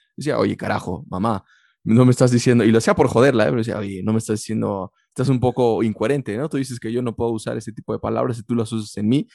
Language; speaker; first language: Spanish; early bilingual, heritage; Spanish